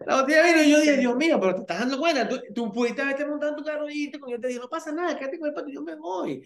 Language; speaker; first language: Spanish; native; Spanish